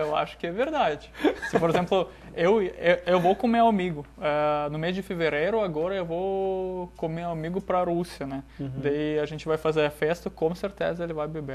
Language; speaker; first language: Portuguese; non-native, fluent; Russian